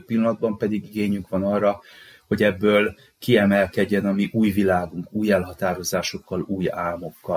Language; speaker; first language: Hungarian; native; Hungarian